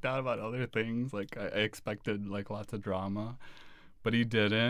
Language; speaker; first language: English; non-native, fluent; Spanish